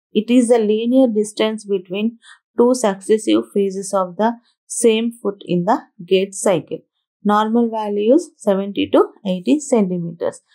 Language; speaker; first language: English; non-native, local second language; Telugu